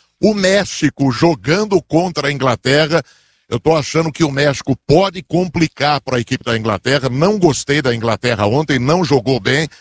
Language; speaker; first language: Portuguese; native; Portuguese